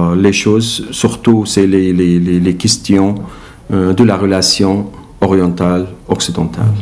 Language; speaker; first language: French; non-native, learner; Arabic